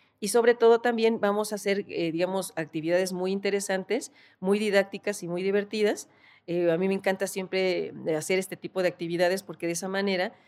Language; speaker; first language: Spanish; native; Spanish